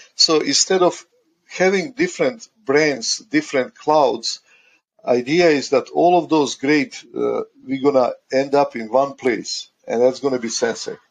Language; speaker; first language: English; non-native, fluent; Croatian